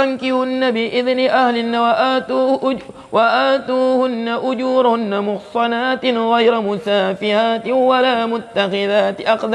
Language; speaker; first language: Arabic; non-native, fluent; Malay